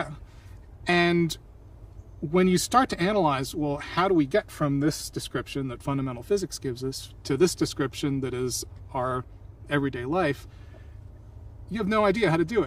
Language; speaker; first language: English; native; English